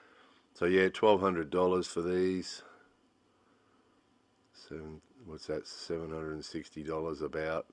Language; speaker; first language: English; native; English